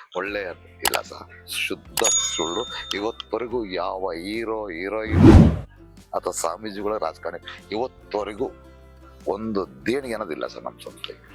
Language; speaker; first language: Kannada; non-native, local second language; Telugu